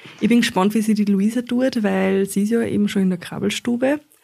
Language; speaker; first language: German; native; German